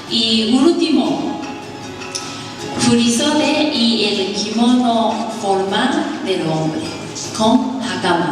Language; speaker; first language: Spanish; non-native, learner; Japanese